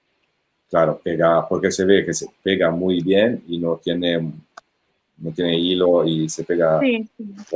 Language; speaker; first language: Spanish; non-native, fluent; Italian